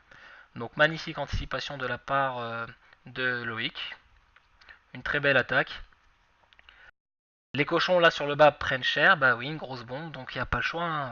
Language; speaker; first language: French; native; French